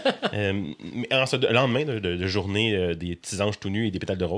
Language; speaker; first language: French; native; French